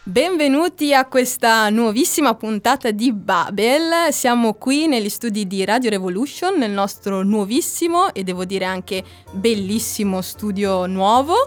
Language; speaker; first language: Italian; native; Italian